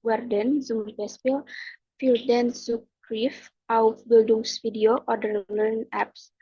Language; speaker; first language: German; non-native, learner; Indonesian